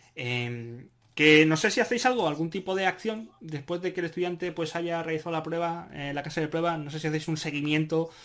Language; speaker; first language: Spanish; native; Spanish